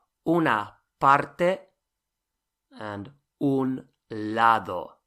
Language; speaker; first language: Spanish; non-native, fluent; English